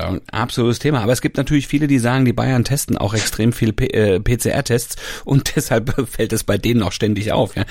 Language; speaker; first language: German; native; German